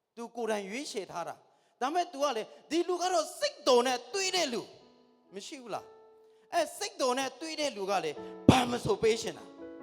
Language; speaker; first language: Burmese; non-native, local second language; Kachin